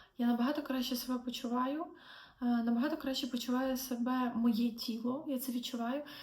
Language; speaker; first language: Ukrainian; non-native, local second language; Russian